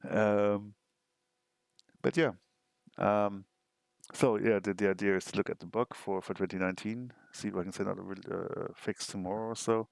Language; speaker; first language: English; non-native, fluent; German